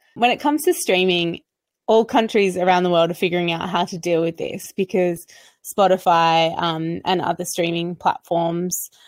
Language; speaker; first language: English; native; English